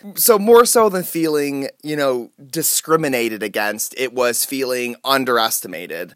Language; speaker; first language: English; native; English